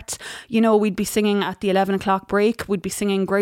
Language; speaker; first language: English; native; English